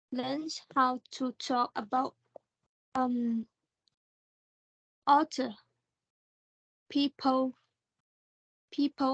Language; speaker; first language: English; non-native, learner; Thai